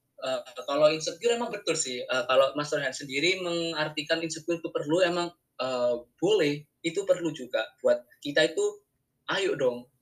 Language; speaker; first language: Indonesian; native; Indonesian